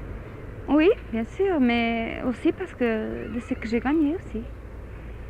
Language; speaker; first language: French; non-native, fluent; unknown